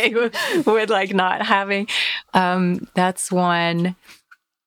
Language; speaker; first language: English; non-native, fluent; Finnish